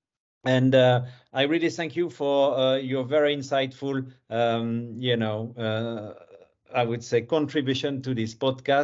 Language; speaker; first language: English; non-native, fluent; French